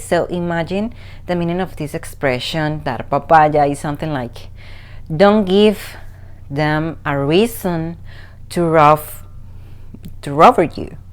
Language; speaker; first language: English; non-native, fluent; Spanish